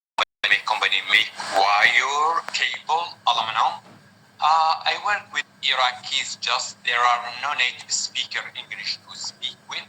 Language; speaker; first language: English; non-native, learner; Arabic